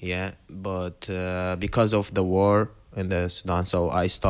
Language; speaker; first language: English; non-native, learner; Arabic